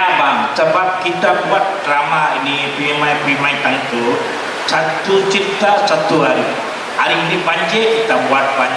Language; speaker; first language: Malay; non-native, local second language; Tamil